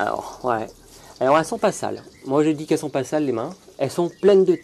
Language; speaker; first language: French; native; French